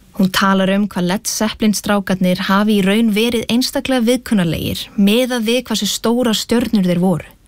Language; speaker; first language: Icelandic; native; Icelandic